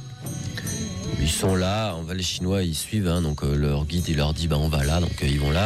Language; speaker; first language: French; native; French